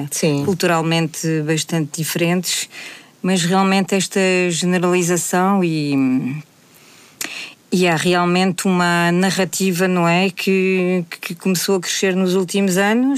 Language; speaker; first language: Portuguese; native; Portuguese